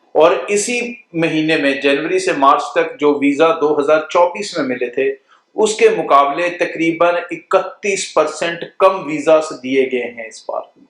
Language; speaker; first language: Hindi; non-native, local second language; Punjabi